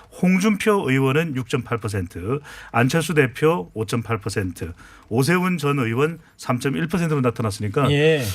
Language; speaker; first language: Korean; native; Korean